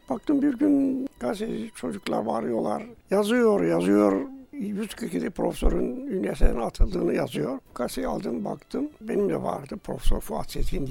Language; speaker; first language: Turkish; native; Turkish